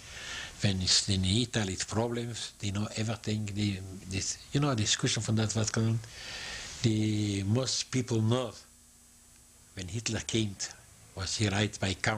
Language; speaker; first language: English; non-native, learner; Yiddish